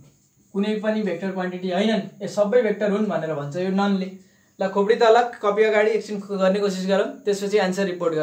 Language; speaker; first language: Nepali; native; Nepali